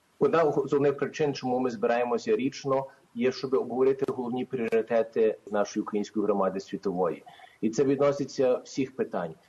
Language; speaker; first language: Ukrainian; early bilingual, heritage; Ukrainian